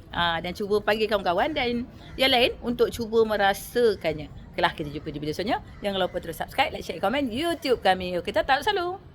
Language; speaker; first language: Malay; native; Malay